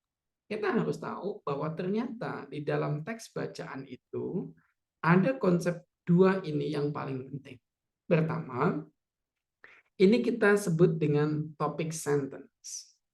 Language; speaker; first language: Indonesian; native; Indonesian